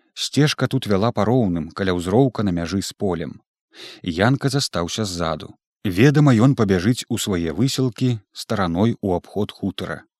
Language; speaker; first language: Belarusian; native; Belarusian